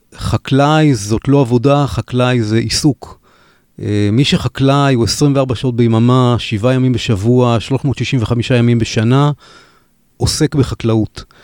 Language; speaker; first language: Hebrew; native; Hebrew